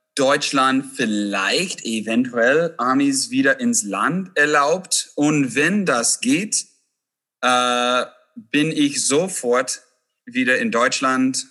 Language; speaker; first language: German; non-native, fluent; English